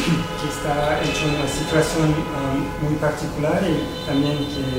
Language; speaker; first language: Spanish; non-native, fluent; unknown